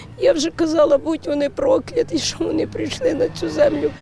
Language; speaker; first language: Ukrainian; native; Ukrainian